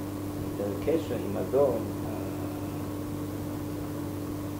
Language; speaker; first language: Hebrew; non-native, fluent; German